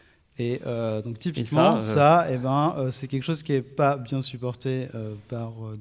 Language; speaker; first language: French; native; French